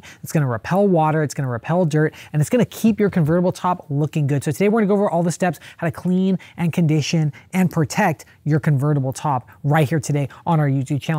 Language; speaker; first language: English; native; English